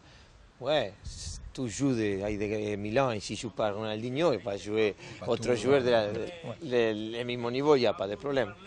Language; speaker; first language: French; non-native, learner; Spanish